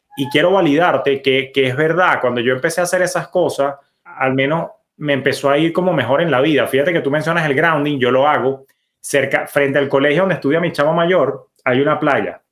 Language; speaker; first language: Spanish; native; Spanish